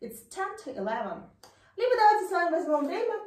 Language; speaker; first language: Russian; native; Russian